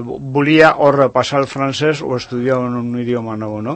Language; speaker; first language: Catalan; non-native, local second language; Spanish